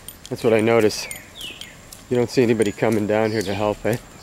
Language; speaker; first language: English; native; English